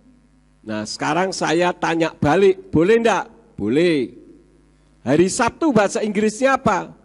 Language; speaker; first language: Indonesian; native; Indonesian